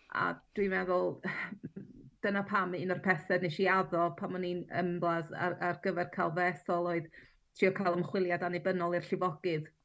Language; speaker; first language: Welsh; native; Welsh